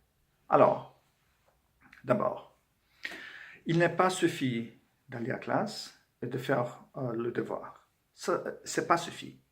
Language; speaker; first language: French; non-native, fluent; Portuguese